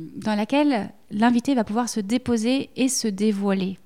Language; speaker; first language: French; native; French